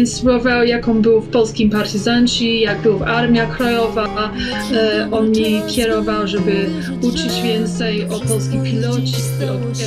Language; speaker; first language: Polish; early bilingual, heritage; English